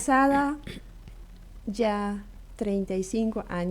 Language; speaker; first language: Spanish; non-native, local second language; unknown